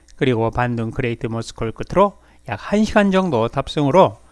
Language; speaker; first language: Korean; native; Korean